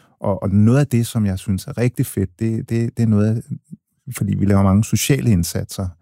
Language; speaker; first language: Danish; early bilingual, other home language; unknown